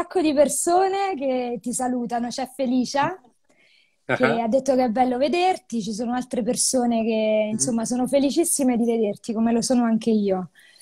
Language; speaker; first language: Italian; native; Italian